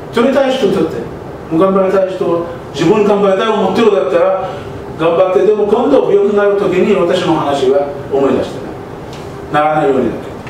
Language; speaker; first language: Japanese; non-native, learner; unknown